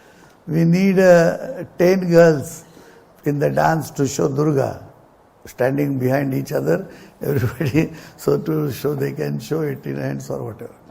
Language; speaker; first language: English; non-native, local second language; Marathi